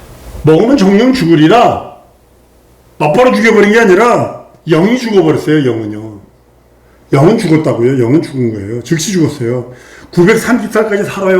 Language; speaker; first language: Korean; native; Korean